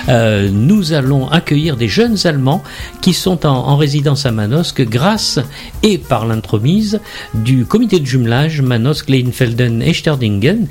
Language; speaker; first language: French; native; French